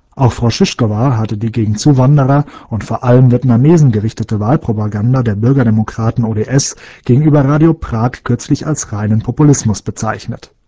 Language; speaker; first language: German; native; German